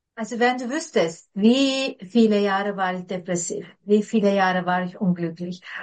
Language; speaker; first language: German; non-native, fluent; Turkish